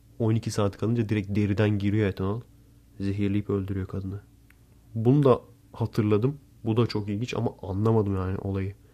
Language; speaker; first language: Turkish; native; Turkish